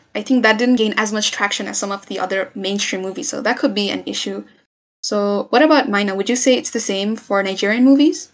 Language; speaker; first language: English; non-native, local second language; Nepali